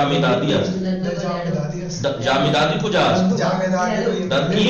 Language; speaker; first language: Persian; non-native, fluent; Urdu